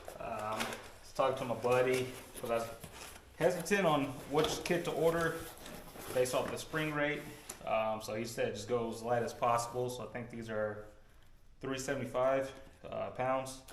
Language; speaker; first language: English; native; English